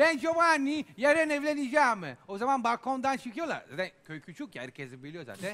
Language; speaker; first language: Turkish; non-native, fluent; Italian